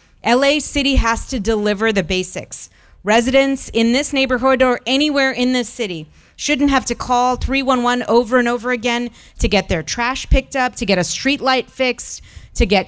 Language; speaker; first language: English; early bilingual, other home language; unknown